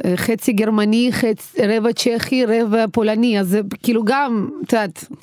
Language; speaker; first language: Hebrew; non-native, fluent; Uzbek